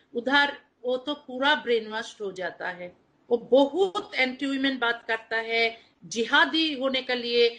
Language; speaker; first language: Hindi; non-native, learner; Bangla